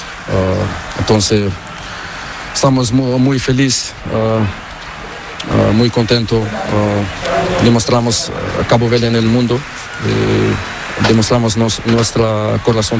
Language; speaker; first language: Spanish; non-native, learner; Portuguese